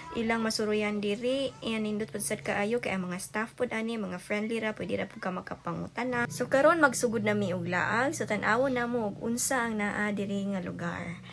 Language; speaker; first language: Cebuano; native; Cebuano